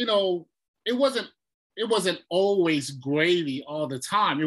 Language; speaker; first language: English; early bilingual, other home language; Tongan